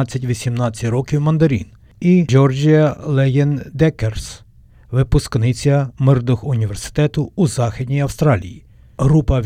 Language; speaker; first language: Ukrainian; native; Ukrainian